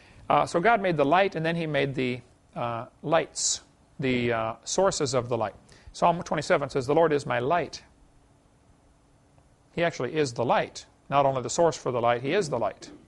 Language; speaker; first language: English; native; English